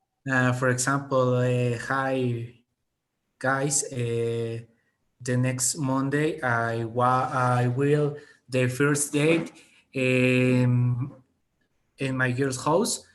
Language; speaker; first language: English; non-native, learner; Spanish